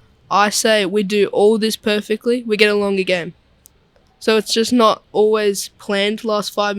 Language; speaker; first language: English; native; English